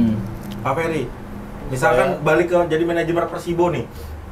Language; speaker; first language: Indonesian; native; Indonesian